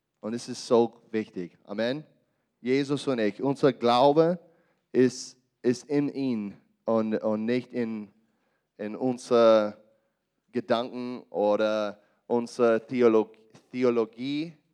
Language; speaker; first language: German; non-native, learner; English